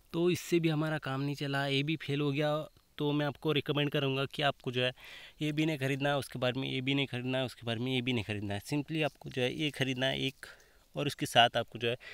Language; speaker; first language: Hindi; non-native, local second language; Marathi